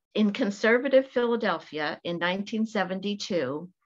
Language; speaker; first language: English; native; English